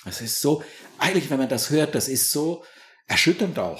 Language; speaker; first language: German; native; German